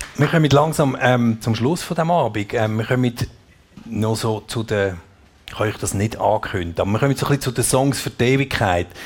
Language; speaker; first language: German; native; German